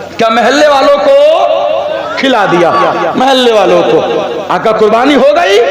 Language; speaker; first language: Urdu; native; Urdu